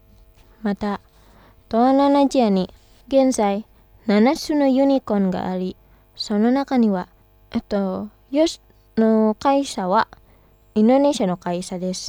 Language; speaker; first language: Japanese; non-native, fluent; Indonesian